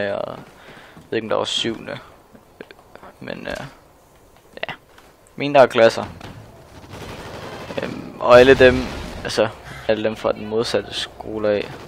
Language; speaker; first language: Danish; native; Danish